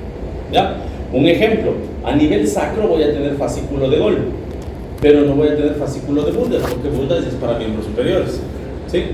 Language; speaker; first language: Spanish; native; Spanish